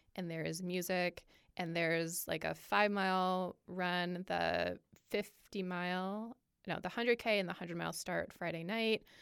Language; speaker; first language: English; native; English